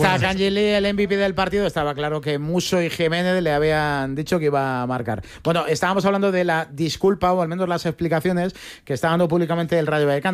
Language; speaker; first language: Spanish; native; Spanish